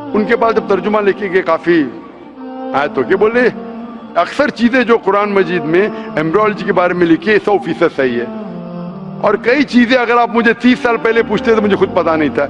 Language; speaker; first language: Hindi; non-native, local second language; Konkani